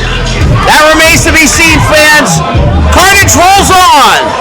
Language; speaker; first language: English; native; English